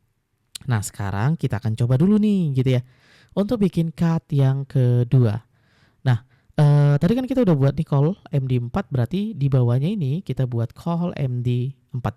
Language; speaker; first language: Indonesian; native; Indonesian